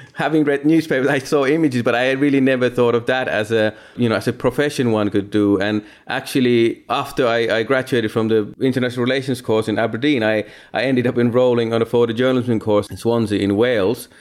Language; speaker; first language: English; non-native, fluent; Finnish